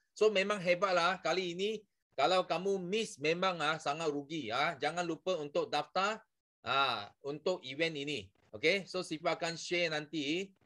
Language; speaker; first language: Malay; non-native, local second language; Chinese